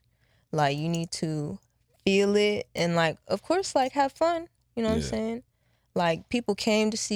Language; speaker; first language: English; early bilingual, other home language; Japanese